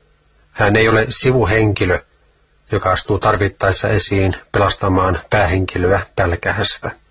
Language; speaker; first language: Finnish; native; Finnish